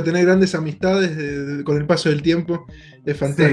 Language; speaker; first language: Spanish; native; Spanish